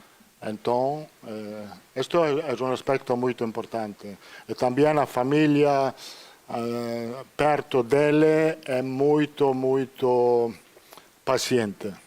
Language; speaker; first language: Portuguese; non-native, fluent; Italian